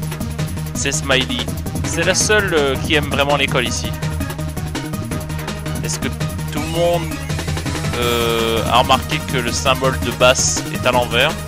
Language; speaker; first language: French; native; French